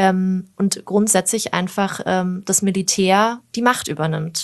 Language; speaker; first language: German; native; German